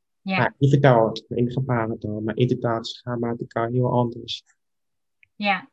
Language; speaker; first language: Dutch; non-native, local second language; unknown